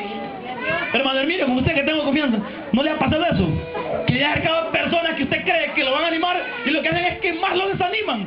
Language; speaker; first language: Spanish; native; Spanish